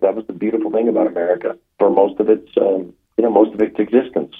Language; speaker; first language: English; native; English